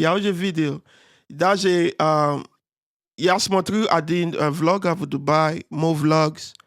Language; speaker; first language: Russian; non-native, learner; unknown